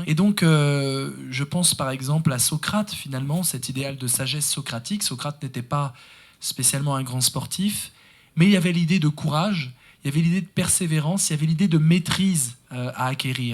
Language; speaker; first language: French; native; French